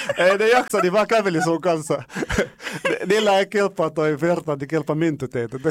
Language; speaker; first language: Finnish; non-native, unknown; Arabic